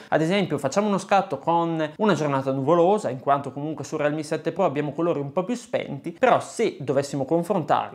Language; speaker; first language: Italian; native; Italian